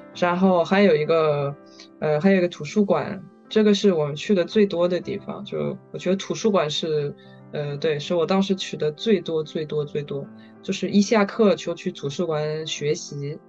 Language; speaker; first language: Chinese; non-native, fluent; French